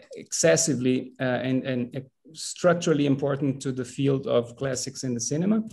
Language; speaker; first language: English; non-native, fluent; Portuguese